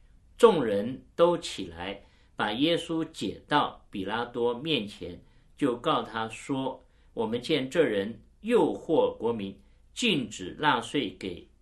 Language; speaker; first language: Chinese; native; Chinese